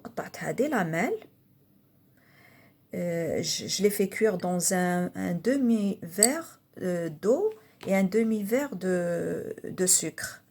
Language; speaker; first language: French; non-native, local second language; Arabic